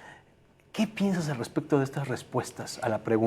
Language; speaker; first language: Spanish; native; Spanish